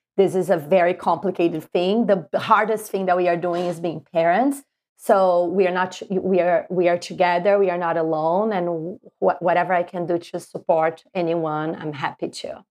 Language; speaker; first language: English; non-native, fluent; Spanish